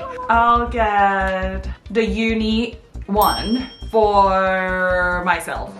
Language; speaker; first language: English; non-native, fluent; Thai